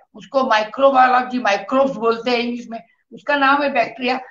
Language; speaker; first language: Hindi; non-native, local second language; Marathi